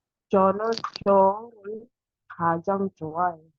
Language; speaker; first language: Korean; non-native, learner; Filipino